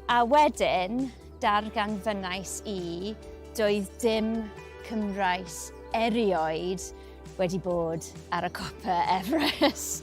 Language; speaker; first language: Welsh; non-native, local second language; English